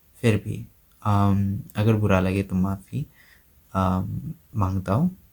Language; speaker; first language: Hindi; non-native, local second language; Assamese